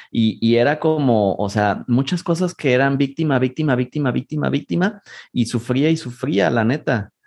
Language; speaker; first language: Spanish; native; Spanish